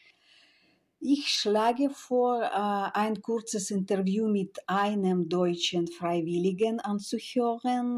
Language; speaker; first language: German; non-native, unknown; Ukrainian